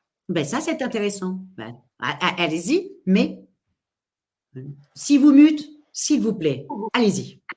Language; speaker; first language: French; native; French